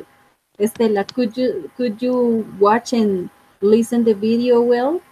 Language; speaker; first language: English; non-native, fluent; Spanish